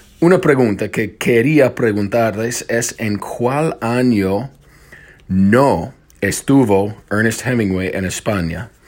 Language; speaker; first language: Spanish; non-native, fluent; English